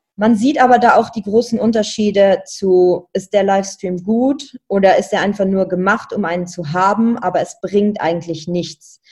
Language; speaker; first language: German; non-native, local second language; Luxembourgish